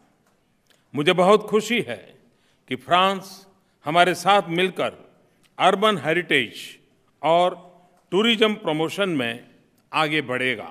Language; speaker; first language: Hindi; non-native, local second language; Gujarati